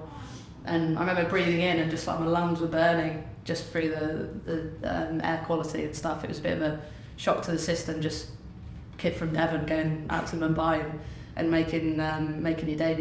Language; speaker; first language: English; native; English